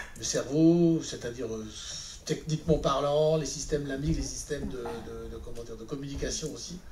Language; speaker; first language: French; native; French